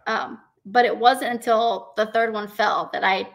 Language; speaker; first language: English; native; English